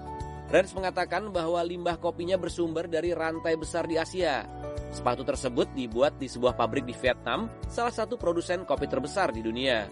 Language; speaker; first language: Indonesian; native; Indonesian